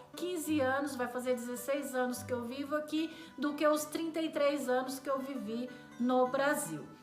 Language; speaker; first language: Portuguese; native; Portuguese